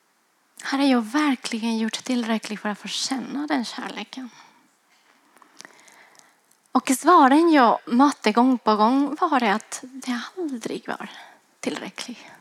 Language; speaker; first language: Swedish; non-native, fluent; Spanish